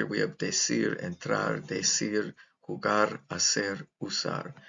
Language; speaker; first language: Spanish; non-native, fluent; English